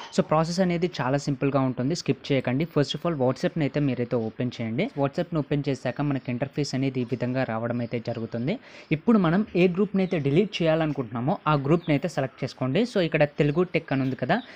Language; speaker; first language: Telugu; native; Telugu